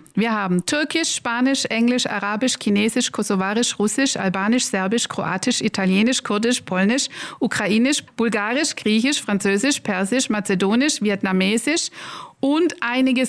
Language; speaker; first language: German; native; German